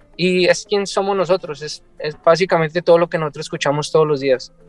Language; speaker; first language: Spanish; native; Spanish